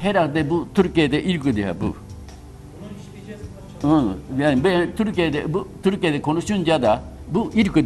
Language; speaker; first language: Turkish; non-native, learner; Japanese